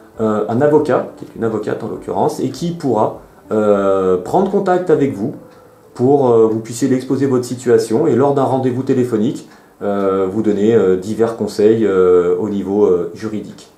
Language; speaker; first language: French; native; French